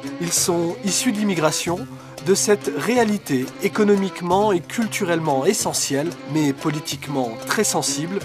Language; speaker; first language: French; native; French